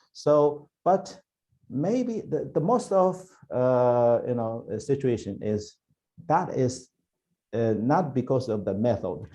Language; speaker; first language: English; non-native, learner; Chinese